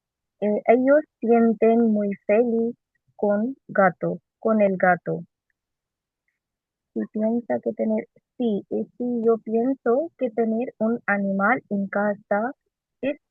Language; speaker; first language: Spanish; non-native, learner; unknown